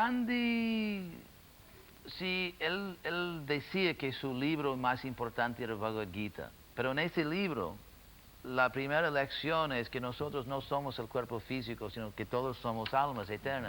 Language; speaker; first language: Spanish; non-native, fluent; English